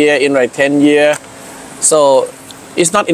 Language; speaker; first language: English; non-native, learner; Thai